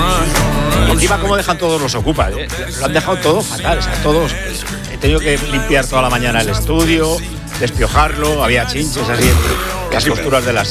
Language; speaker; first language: Spanish; native; Spanish